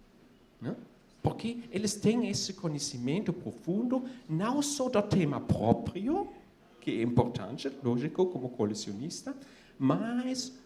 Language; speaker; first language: Portuguese; non-native, fluent; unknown